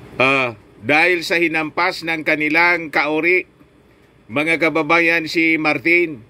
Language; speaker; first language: Filipino; native; Filipino